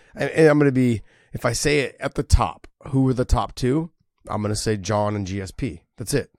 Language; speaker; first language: English; native; English